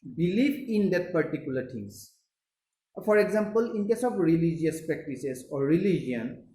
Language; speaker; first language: English; non-native, local second language; Assamese